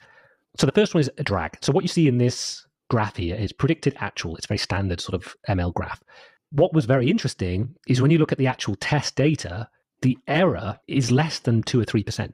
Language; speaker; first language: English; native; English